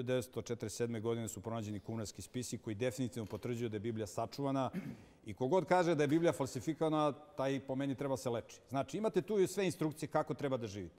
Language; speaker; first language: Serbian; native; Serbian